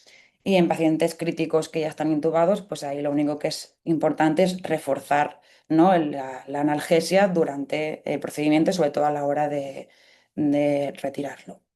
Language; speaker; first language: Spanish; native; Spanish